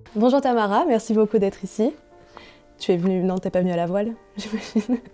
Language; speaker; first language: French; native; French